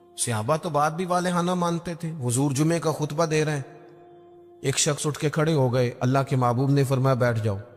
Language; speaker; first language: Urdu; non-native, local second language; Punjabi